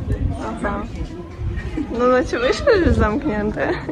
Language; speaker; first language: Polish; non-native, learner; Ukrainian